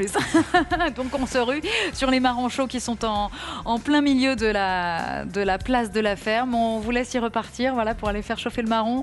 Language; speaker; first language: French; native; French